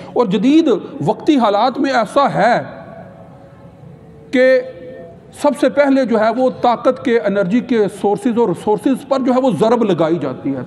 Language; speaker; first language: Urdu; native; Urdu